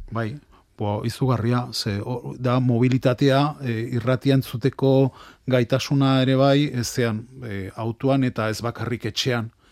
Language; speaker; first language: Basque; non-native, local second language; Spanish